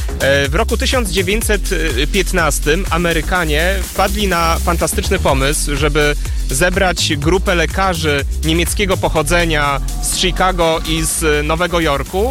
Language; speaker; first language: Polish; native; Polish